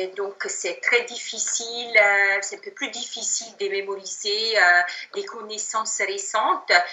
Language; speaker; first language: French; non-native, fluent; Italian